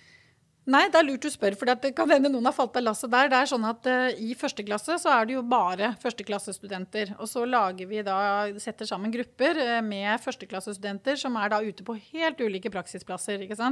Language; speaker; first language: Norwegian; native; Norwegian